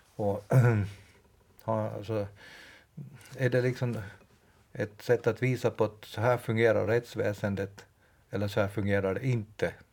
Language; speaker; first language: Swedish; native; Swedish